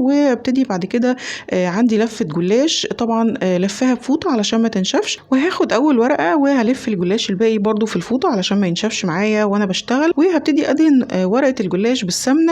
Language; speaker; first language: Arabic; native; Arabic